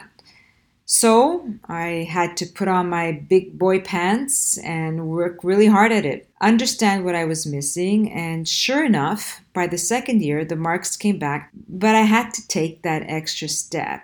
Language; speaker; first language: English; early bilingual, other home language; Italian